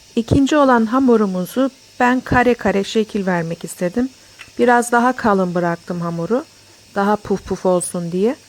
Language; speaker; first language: Turkish; native; Turkish